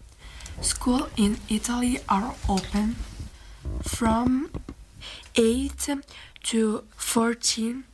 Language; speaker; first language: English; non-native, learner; Italian